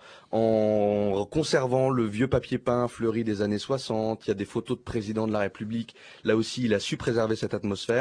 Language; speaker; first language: French; native; French